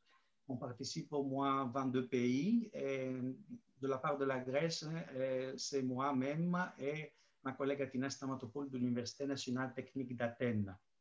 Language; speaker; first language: French; non-native, fluent; Greek